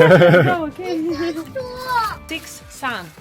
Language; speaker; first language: English; non-native, learner; Russian